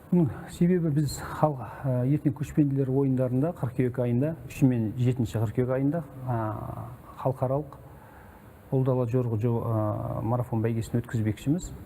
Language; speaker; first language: Kazakh; native; Kazakh